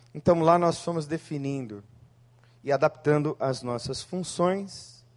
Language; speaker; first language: Portuguese; native; Portuguese